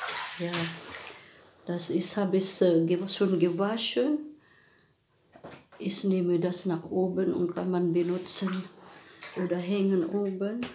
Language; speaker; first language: German; non-native, learner; Filipino